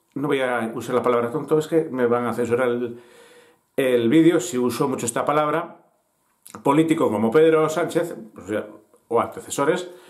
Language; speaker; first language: Spanish; native; Spanish